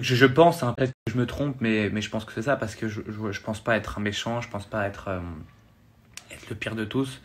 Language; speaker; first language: French; native; French